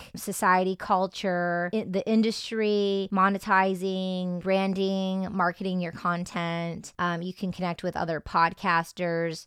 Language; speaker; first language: English; native; English